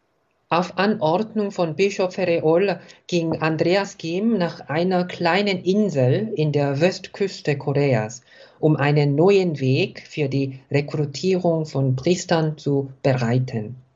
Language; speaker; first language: German; non-native, fluent; Korean